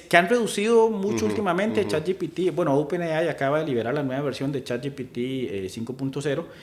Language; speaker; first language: Spanish; native; Spanish